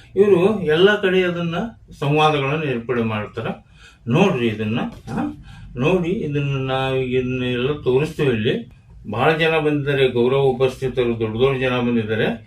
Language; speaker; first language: Kannada; native; Kannada